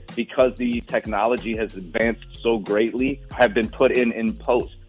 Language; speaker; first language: English; native; English